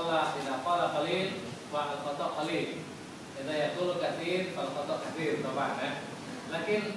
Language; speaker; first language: Arabic; non-native, learner; Indonesian